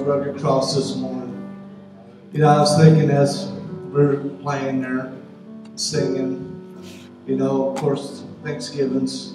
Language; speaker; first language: English; native; English